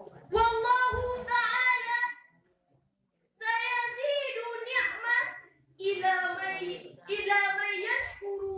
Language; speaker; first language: Arabic; non-native, learner; Indonesian